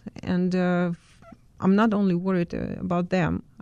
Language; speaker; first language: English; non-native, fluent; Ukrainian